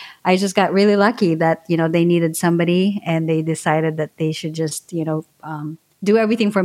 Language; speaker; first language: English; non-native, local second language; Filipino